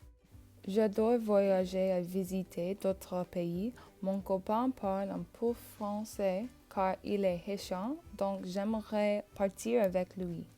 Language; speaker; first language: French; non-native, learner; English